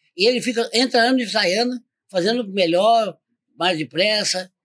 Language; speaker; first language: Portuguese; native; Portuguese